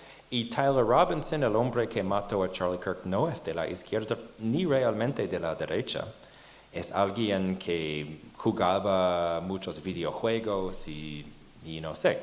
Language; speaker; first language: Spanish; non-native, fluent; English